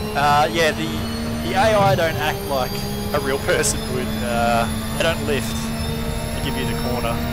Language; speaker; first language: English; native; English